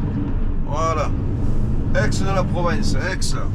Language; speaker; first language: French; native; French